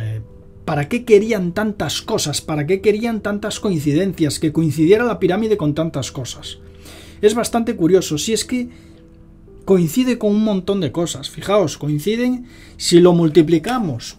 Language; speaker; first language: Spanish; native; Spanish